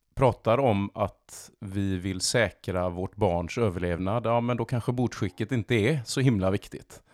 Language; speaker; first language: Swedish; native; Swedish